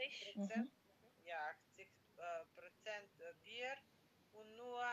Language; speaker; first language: German; non-native, learner; Macedonian